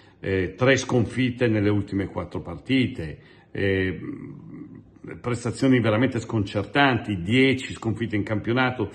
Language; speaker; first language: Italian; native; Italian